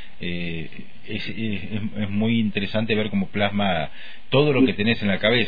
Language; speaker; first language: Spanish; native; Spanish